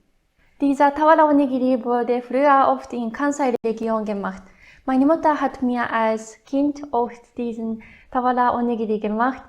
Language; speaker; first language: German; non-native, fluent; Japanese